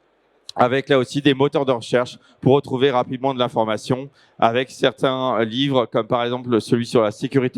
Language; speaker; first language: French; native; French